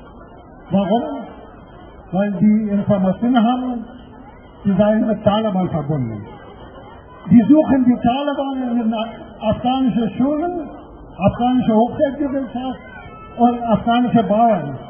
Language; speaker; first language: German; non-native, fluent; Persian